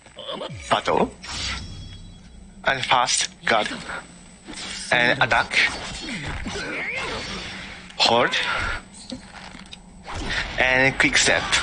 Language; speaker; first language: English; non-native, learner; Japanese